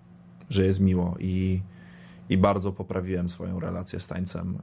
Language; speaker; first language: Polish; early bilingual, other home language; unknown